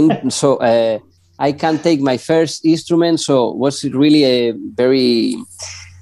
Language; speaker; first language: English; non-native, learner; Spanish